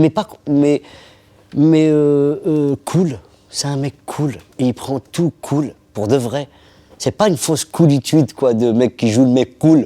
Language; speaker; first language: French; early bilingual, other home language; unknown